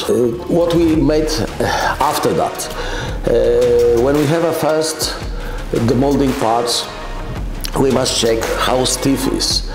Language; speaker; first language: English; non-native, learner; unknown